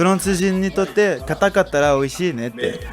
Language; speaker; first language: Japanese; non-native, learner; French